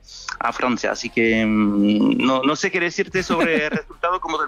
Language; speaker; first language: Spanish; non-native, fluent; French